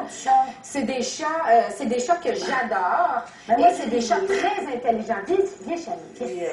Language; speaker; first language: French; native; French